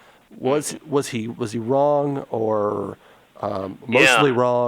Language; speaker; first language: English; native; English